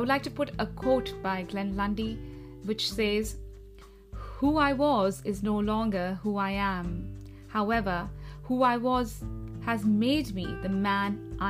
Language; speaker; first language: English; non-native, local second language; Urdu